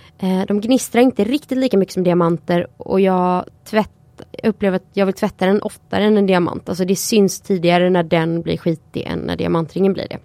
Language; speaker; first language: Swedish; native; Swedish